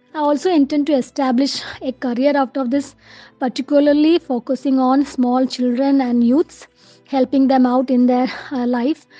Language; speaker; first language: English; non-native, local second language; Malayalam